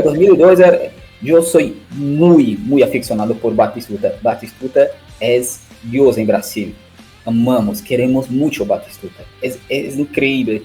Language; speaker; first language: Spanish; non-native, learner; Portuguese